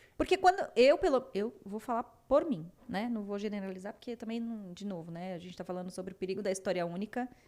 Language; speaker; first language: Portuguese; native; Portuguese